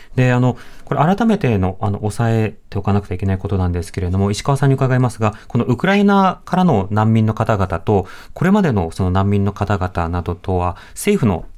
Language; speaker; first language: Japanese; native; Japanese